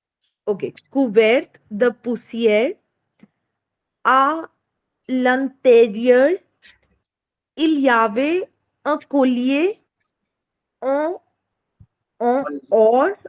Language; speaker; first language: French; non-native, learner; Hindi